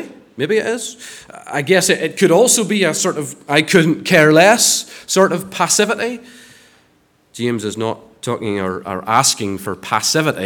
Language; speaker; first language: English; native; English